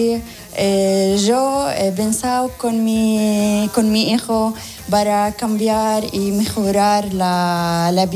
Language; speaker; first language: Spanish; non-native, learner; Arabic